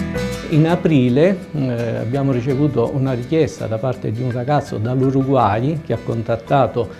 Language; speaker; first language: Italian; native; Italian